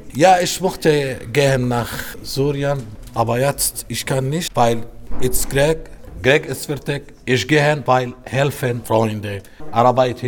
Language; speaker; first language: German; non-native, learner; Arabic